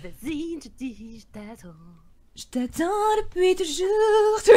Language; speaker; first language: French; native; French